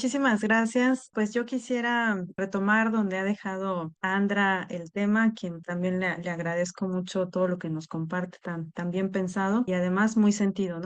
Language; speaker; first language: Spanish; native; Spanish